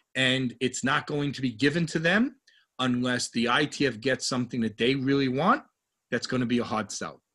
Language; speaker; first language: English; native; English